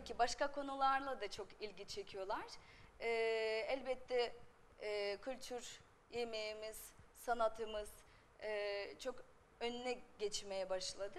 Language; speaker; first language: Turkish; non-native, fluent; Russian